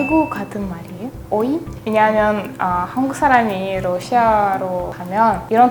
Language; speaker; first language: Korean; non-native, learner; Russian